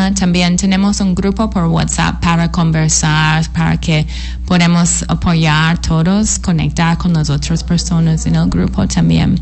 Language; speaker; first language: Spanish; non-native, fluent; English